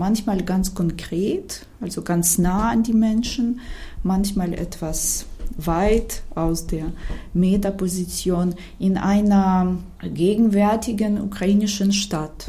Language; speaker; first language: German; non-native, fluent; Ukrainian